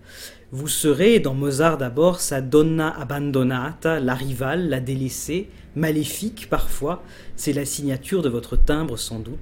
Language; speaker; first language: French; native; French